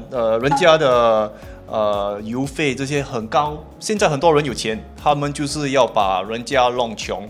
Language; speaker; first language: Chinese; non-native, local second language; English